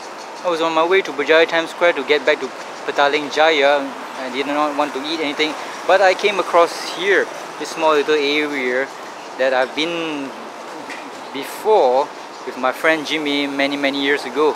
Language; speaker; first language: English; non-native, local second language; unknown